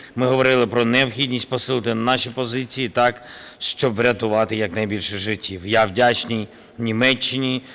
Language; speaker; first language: Ukrainian; non-native, local second language; Russian